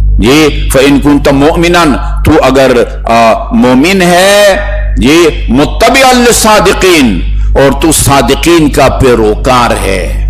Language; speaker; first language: Urdu; non-native, local second language; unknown